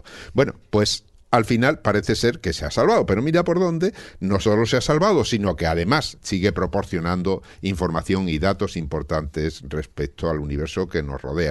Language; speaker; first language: Spanish; native; Spanish